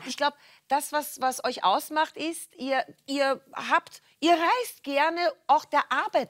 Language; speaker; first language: German; native; German